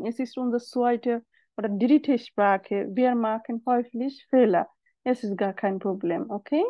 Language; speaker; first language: German; non-native, fluent; Bangla